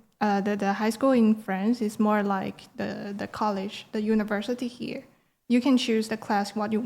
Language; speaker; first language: English; non-native, learner; Chinese